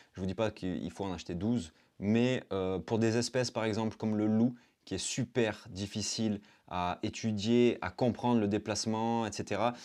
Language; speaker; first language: French; native; French